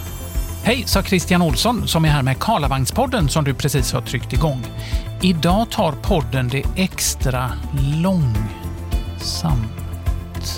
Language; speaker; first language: Swedish; native; Swedish